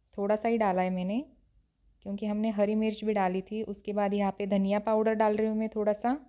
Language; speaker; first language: Hindi; non-native, local second language; Marathi